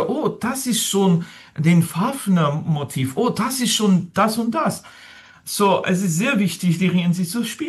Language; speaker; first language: German; non-native, learner; French